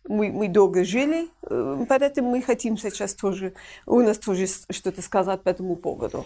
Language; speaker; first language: Russian; non-native, fluent; English